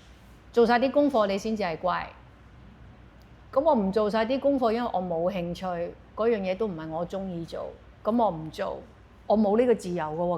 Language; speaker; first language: Cantonese; native; Cantonese